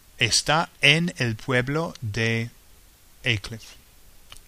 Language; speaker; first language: Spanish; non-native, fluent; English